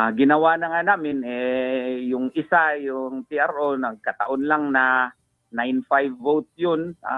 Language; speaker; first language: Filipino; non-native, local second language; Cebuano